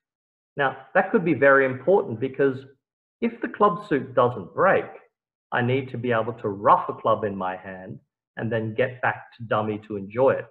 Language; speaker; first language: English; native; English